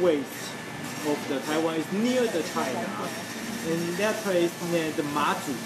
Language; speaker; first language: English; non-native, learner; Chinese